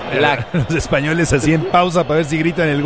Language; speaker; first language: Spanish; native; Spanish